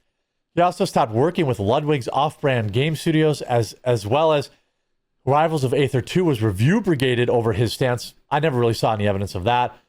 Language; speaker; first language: English; native; English